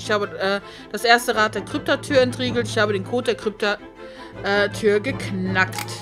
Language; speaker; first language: German; native; German